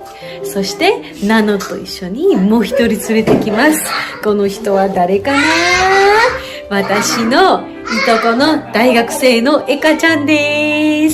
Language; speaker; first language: Japanese; non-native, learner; Georgian